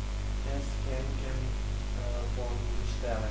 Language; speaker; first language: German; non-native, learner; Serbian